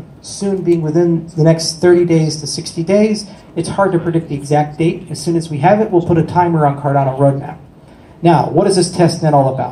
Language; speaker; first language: English; native; English